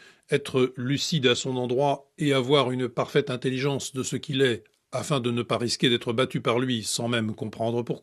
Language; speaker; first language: French; native; French